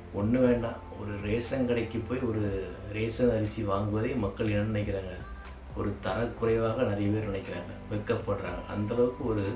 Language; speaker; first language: Tamil; native; Tamil